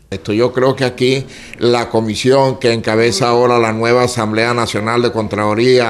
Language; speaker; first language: Spanish; native; Spanish